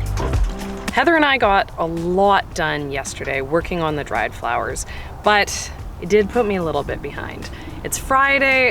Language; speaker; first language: English; native; English